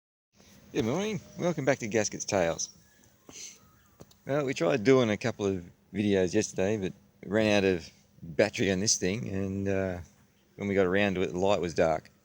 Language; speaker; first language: English; native; English